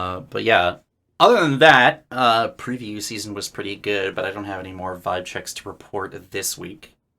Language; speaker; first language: English; native; English